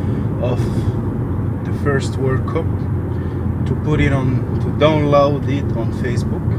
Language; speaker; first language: English; non-native, local second language; French